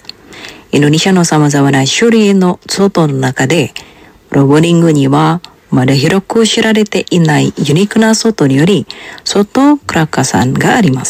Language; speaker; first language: Japanese; non-native, fluent; Indonesian